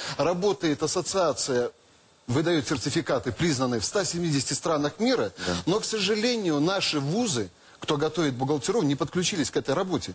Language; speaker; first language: Russian; native; Russian